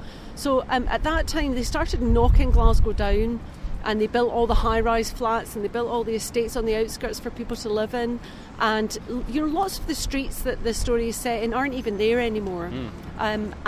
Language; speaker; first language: English; native; English